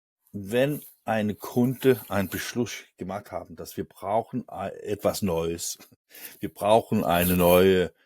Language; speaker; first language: German; non-native, learner; Danish